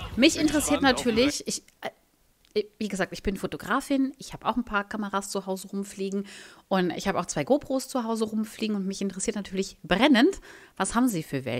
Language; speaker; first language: German; native; German